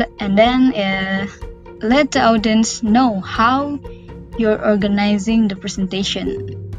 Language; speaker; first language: English; non-native, learner; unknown